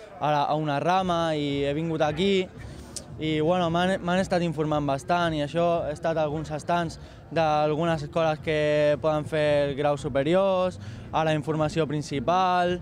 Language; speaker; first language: Catalan; non-native, local second language; Spanish